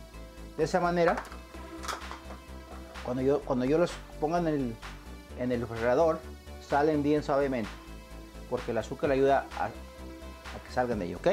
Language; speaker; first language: Spanish; native; Spanish